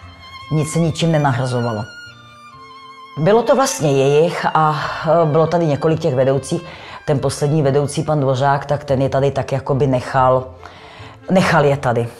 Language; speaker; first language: Czech; native; Czech